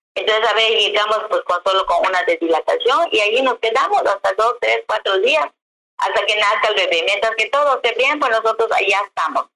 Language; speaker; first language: Spanish; non-native, local second language; Yucateco